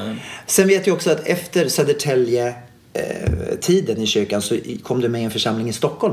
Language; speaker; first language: Swedish; native; Swedish